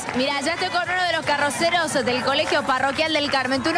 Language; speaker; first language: Spanish; native; Spanish